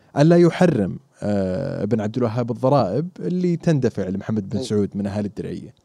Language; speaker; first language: Arabic; native; Arabic